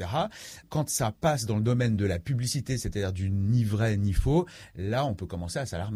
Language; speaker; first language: French; native; French